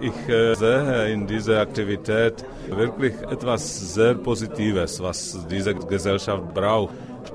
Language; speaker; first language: German; non-native, fluent; Czech